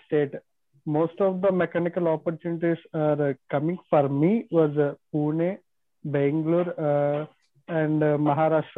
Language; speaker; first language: English; non-native, local second language; Telugu